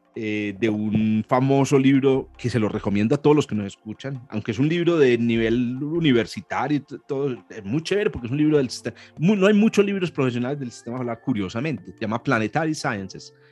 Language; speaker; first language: Spanish; native; Spanish